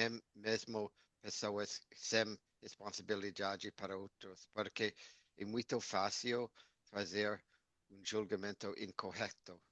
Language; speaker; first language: Portuguese; non-native, learner; English